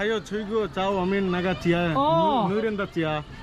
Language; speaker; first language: Chinese; non-native, learner; Bangla